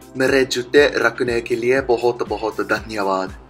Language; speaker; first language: Hindi; non-native, learner; Japanese